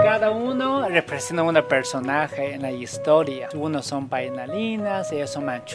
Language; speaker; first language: Spanish; non-native, learner; Chinese